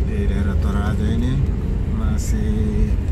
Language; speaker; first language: Indonesian; native; Indonesian